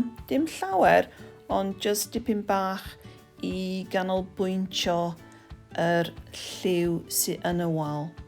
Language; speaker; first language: Welsh; non-native, learner; English